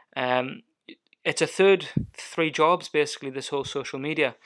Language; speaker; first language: English; native; English